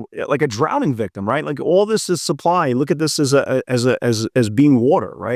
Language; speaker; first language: English; native; English